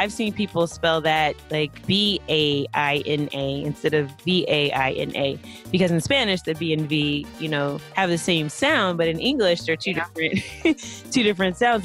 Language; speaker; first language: English; native; English